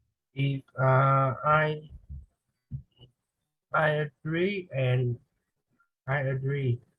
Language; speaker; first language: English; non-native, learner; Vietnamese